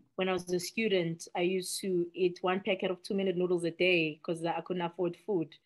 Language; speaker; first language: English; non-native, local second language; Xhosa